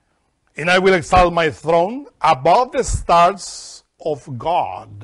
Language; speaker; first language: English; non-native, fluent; Spanish